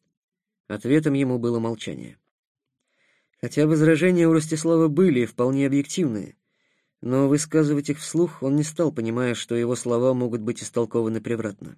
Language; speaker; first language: Russian; native; Russian